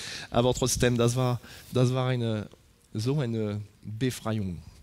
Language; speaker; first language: German; non-native, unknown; French